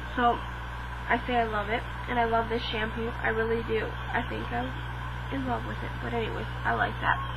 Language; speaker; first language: English; native; English